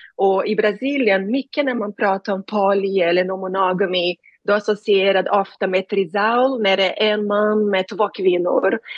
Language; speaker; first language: Swedish; non-native, learner; Portuguese